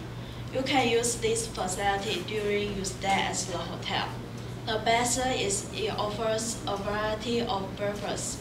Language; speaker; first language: English; non-native, learner; Chinese